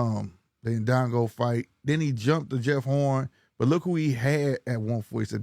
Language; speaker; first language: English; native; English